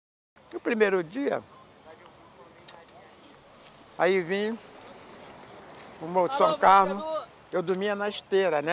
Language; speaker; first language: Portuguese; native; Portuguese